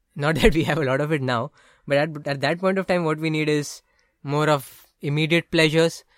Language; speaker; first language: English; non-native, local second language; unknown